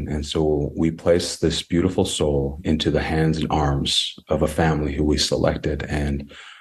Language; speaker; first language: English; native; English